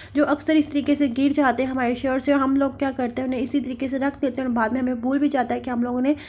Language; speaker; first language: Urdu; native; Urdu